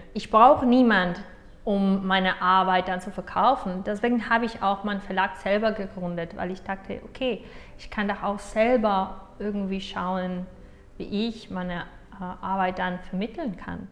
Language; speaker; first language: German; non-native, fluent; Spanish